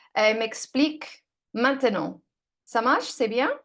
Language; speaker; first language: French; non-native, learner; English